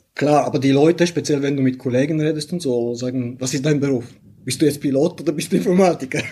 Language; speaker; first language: German; non-native, fluent; Bulgarian